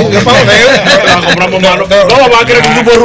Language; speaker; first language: Spanish; native; Spanish